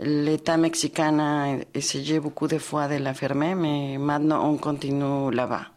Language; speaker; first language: French; non-native, fluent; Spanish